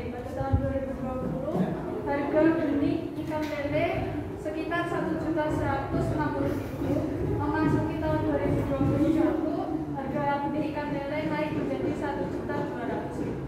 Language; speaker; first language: Indonesian; native; Indonesian